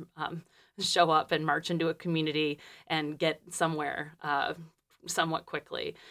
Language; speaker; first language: English; native; English